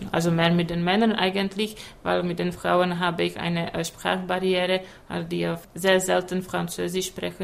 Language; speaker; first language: German; non-native, fluent; Czech